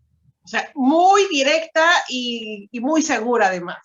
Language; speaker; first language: Spanish; native; Spanish